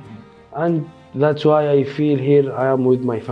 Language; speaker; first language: English; non-native, learner; Arabic